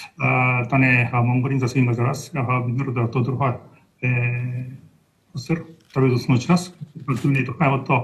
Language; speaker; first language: Mongolian; non-native, fluent; Japanese